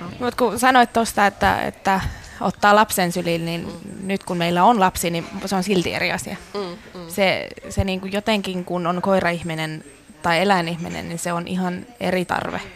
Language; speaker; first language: Finnish; native; Finnish